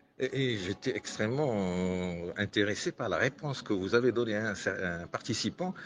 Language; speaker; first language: French; non-native, local second language; Arabic